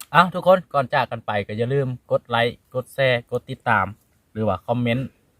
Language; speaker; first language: Thai; native; Thai